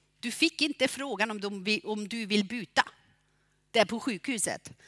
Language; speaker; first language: Swedish; non-native, fluent; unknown